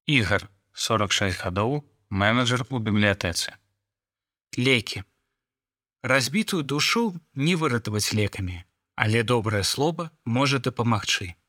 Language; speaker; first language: Belarusian; non-native, local second language; Russian